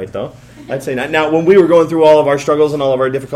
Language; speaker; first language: English; native; English